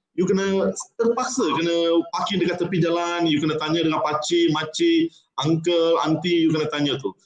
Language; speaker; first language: Malay; non-native, local second language; Tamil